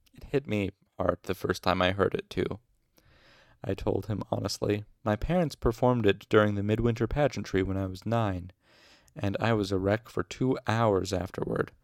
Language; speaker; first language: English; native; English